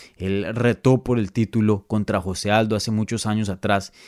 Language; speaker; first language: Spanish; native; Spanish